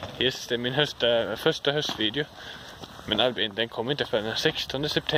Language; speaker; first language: Swedish; native; Swedish